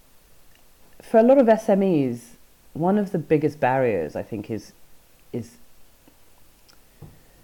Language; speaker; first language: English; native; English